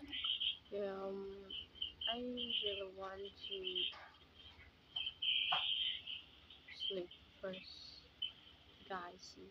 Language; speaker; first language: English; non-native, learner; Indonesian